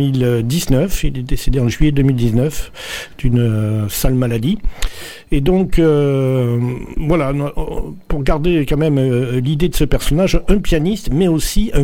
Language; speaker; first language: French; native; French